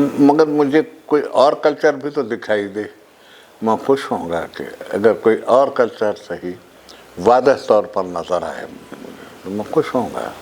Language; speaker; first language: Urdu; native; Urdu